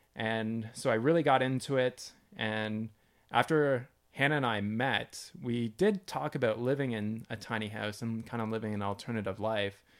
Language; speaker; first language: English; native; English